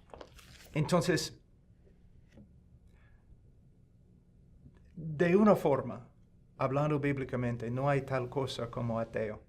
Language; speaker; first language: Spanish; non-native, fluent; English